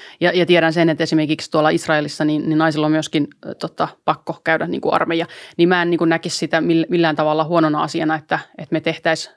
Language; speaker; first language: Finnish; early bilingual, other home language; Albanian